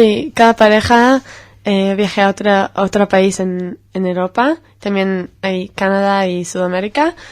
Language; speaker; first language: Spanish; non-native, fluent; Hebrew